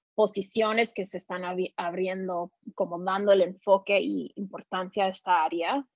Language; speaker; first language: Spanish; early bilingual, heritage; Spanish